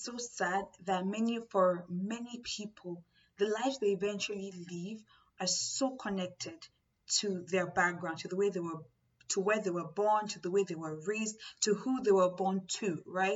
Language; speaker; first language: English; non-native, local second language; Yoruba